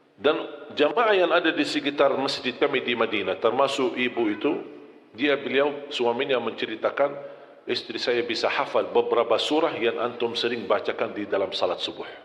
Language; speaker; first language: Malay; non-native, fluent; Arabic